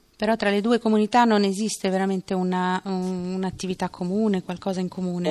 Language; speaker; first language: Italian; native; Italian